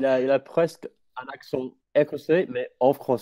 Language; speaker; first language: French; non-native, fluent; English